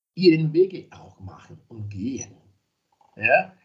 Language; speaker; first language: German; non-native, fluent; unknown